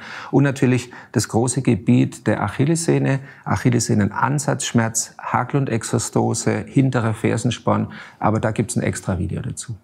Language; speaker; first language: German; native; German